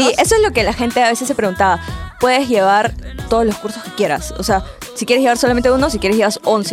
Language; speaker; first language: Spanish; native; Spanish